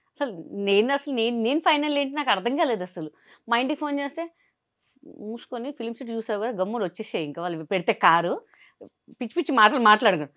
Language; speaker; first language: Telugu; non-native, local second language; Hindi